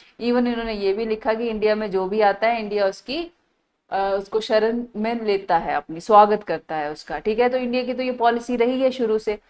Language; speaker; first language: Hindi; native; Hindi